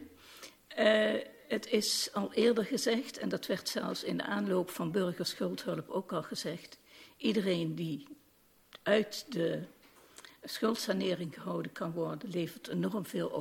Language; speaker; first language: Dutch; native; Dutch